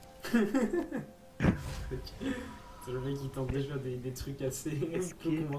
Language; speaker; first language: French; native; French